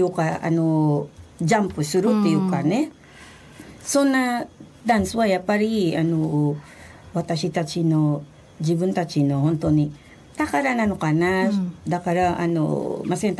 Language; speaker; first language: Japanese; non-native, fluent; Filipino